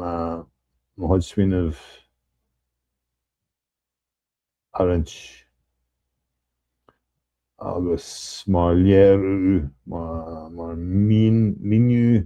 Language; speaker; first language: Irish; non-native, learner; English